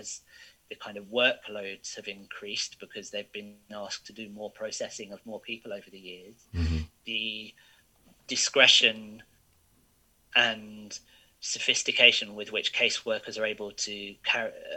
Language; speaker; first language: English; native; English